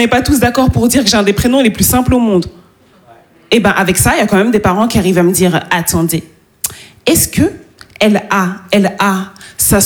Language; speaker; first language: French; native; French